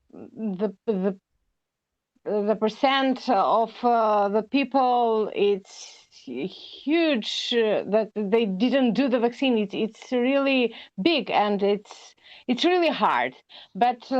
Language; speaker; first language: English; non-native, learner; Albanian